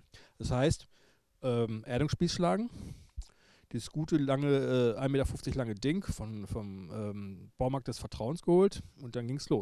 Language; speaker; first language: German; native; German